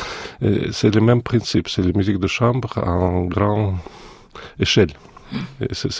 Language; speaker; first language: French; non-native, fluent; Russian